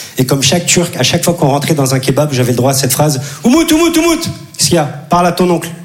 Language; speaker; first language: French; early bilingual, other home language; Turkish